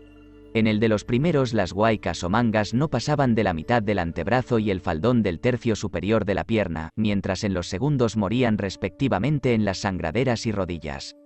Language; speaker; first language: Spanish; native; Spanish